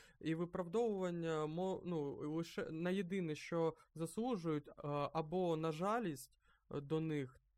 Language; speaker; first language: Ukrainian; non-native, local second language; Russian